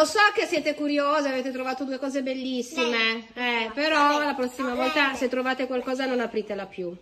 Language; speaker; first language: Italian; native; Italian